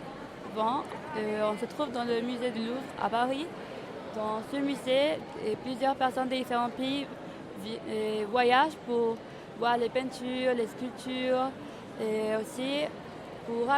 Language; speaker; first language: French; non-native, learner; Spanish